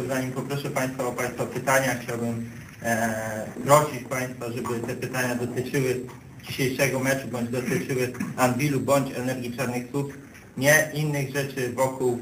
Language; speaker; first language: Polish; native; Polish